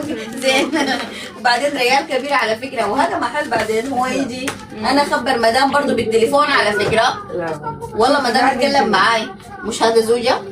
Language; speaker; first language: Arabic; non-native, learner; Amharic